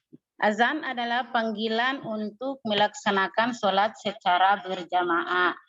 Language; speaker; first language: Indonesian; native; Indonesian